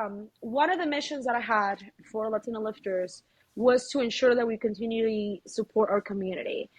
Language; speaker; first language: English; early bilingual, other home language; Spanish